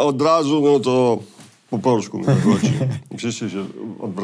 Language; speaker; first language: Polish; non-native, fluent; Italian